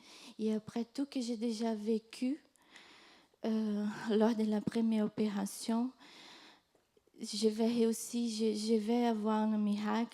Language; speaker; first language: French; non-native, fluent; Portuguese